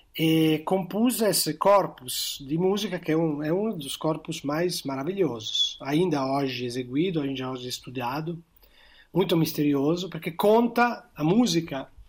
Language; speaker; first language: Portuguese; non-native, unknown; Italian